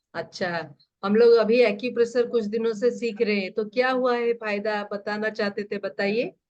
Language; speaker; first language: Hindi; native; Hindi